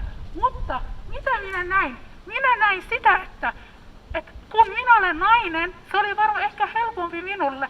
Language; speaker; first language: Finnish; early bilingual, other home language; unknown